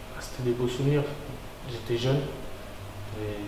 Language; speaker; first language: French; native; French